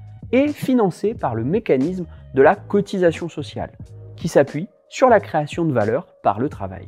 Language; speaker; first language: French; native; French